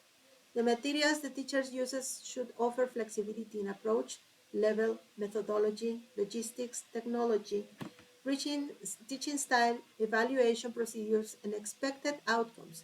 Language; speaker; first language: English; non-native, fluent; Spanish